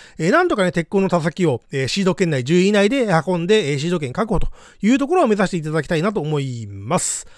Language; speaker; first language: Japanese; native; Japanese